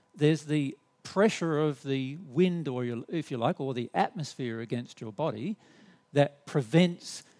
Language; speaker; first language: English; native; English